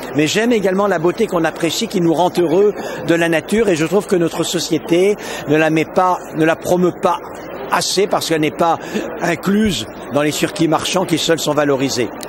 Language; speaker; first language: French; native; French